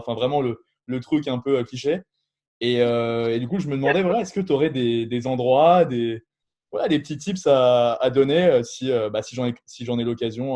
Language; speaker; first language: French; native; French